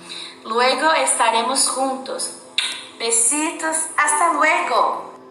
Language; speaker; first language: Spanish; non-native, learner; Portuguese